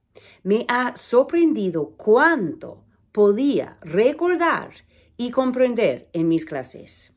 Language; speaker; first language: Spanish; non-native, fluent; English